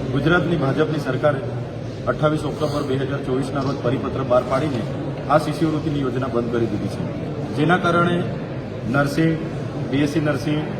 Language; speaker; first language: Gujarati; non-native, local second language; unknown